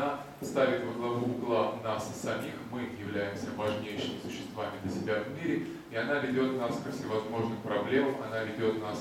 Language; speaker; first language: Russian; native; Russian